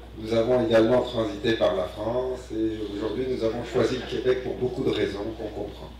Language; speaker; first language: French; non-native, local second language; Arabic